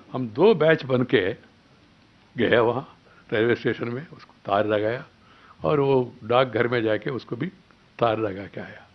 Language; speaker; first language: Hindi; non-native, local second language; Telugu